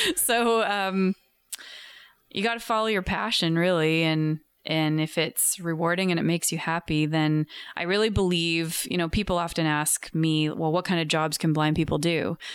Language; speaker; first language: English; native; English